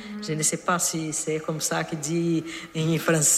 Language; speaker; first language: French; non-native, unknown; Portuguese